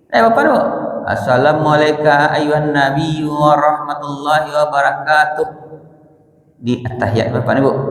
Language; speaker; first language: Malay; non-native, local second language; Minangkabau